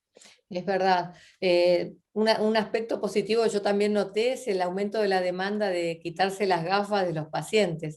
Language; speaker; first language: Spanish; native; Spanish